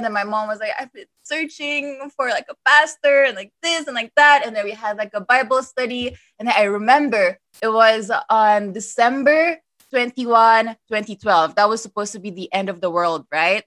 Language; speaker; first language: English; non-native, local second language; Persian